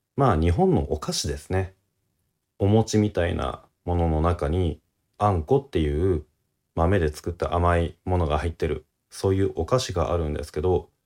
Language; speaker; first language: Japanese; native; Japanese